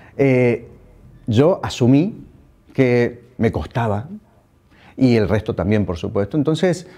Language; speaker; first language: Spanish; native; Spanish